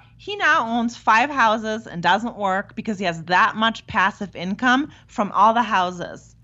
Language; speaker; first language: English; non-native, fluent; German